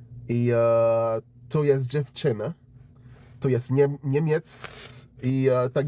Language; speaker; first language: Polish; non-native, learner; English